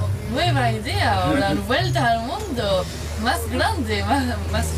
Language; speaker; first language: Spanish; non-native, learner; French